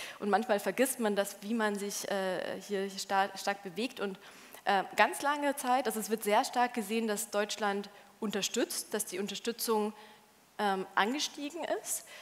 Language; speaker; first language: German; early bilingual, other home language; Polish